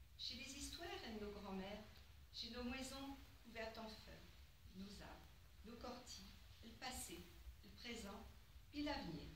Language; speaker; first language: French; native; French